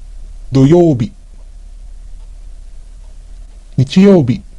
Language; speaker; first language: Japanese; non-native, fluent; Filipino